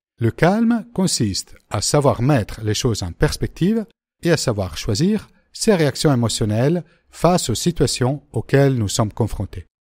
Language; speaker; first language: French; native; French